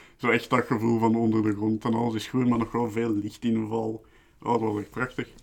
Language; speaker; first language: Dutch; native; Dutch